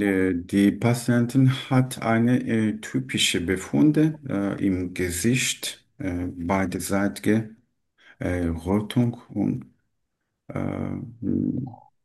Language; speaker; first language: German; non-native, learner; Turkish